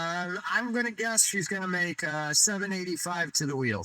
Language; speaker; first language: English; native; English